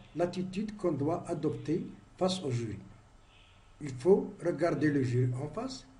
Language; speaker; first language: French; non-native, local second language; Arabic